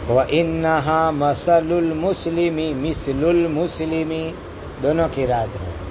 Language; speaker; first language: Urdu; non-native, local second language; Gujarati